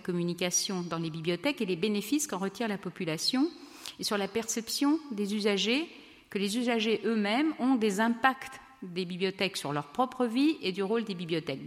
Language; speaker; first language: French; native; French